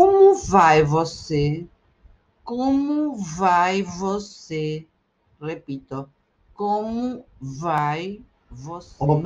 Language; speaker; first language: Portuguese; non-native, fluent; Spanish